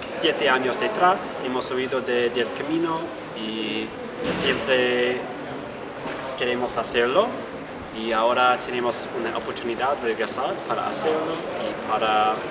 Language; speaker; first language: Spanish; non-native, fluent; English